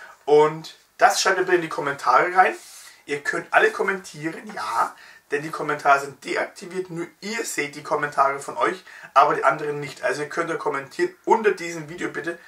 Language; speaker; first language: German; native; German